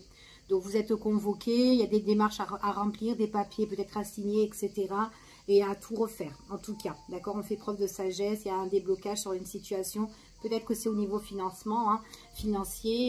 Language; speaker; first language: French; native; French